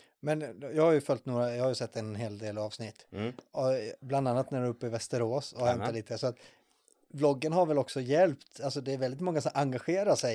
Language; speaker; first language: Swedish; native; Swedish